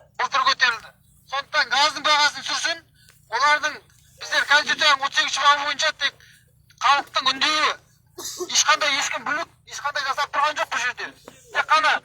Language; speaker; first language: Kazakh; native; Kazakh